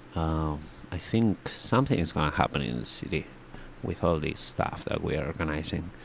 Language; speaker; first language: English; non-native, fluent; Spanish